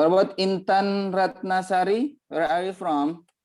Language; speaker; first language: English; non-native, learner; Indonesian